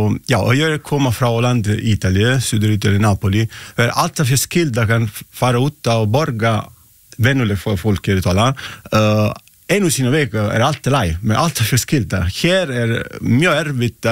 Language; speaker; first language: Icelandic; non-native, learner; Italian